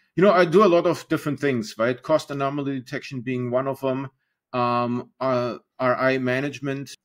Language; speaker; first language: English; non-native, fluent; German